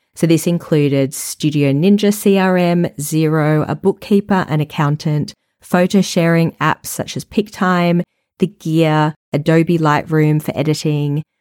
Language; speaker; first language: English; native; English